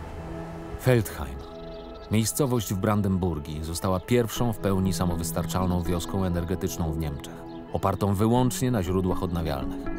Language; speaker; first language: Polish; native; Polish